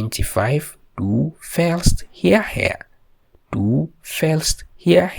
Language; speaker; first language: German; non-native, fluent; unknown